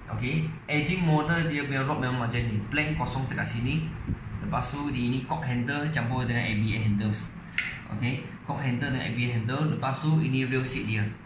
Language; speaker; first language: Malay; non-native, local second language; Chinese